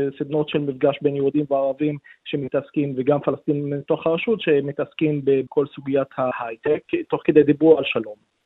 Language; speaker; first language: Hebrew; non-native, local second language; Arabic